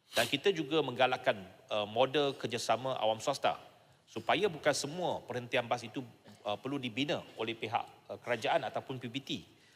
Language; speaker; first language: Malay; non-native, local second language; Chinese